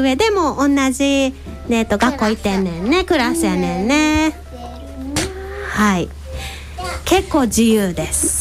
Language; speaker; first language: Japanese; native; Japanese